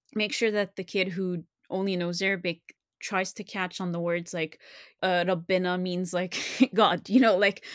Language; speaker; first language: English; non-native, fluent; French